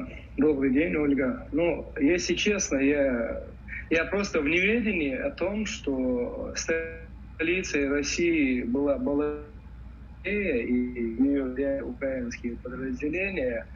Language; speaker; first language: Russian; native; Russian